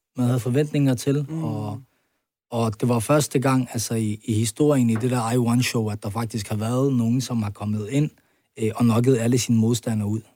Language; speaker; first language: Danish; early bilingual, other home language; Arabic